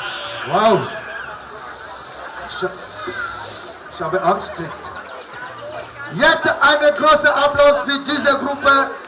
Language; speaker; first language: German; non-native, learner; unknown